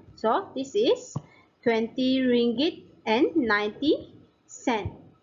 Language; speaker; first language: English; non-native, local second language; Malay